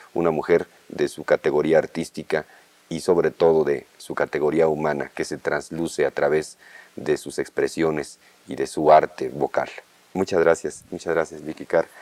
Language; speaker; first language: Spanish; native; Spanish